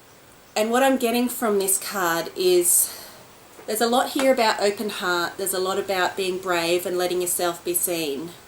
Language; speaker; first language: English; native; English